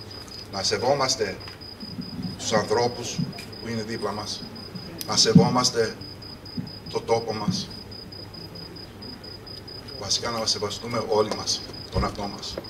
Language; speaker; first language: Greek; early bilingual, heritage; English